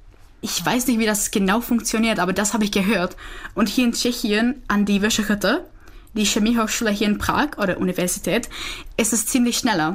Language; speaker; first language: German; non-native, fluent; Czech